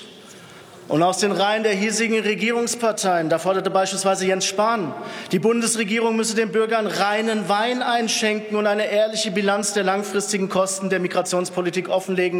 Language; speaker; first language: German; native; German